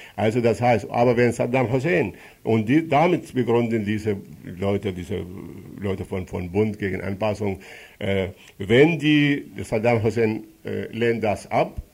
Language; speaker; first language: German; non-native, fluent; Arabic